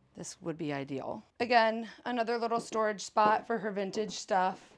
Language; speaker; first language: English; native; English